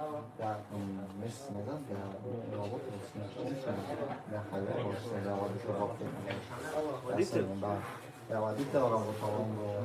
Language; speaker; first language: Russian; non-native, learner; Tajik